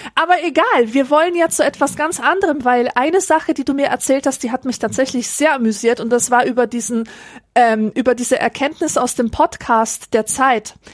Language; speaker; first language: German; early bilingual, other home language; Polish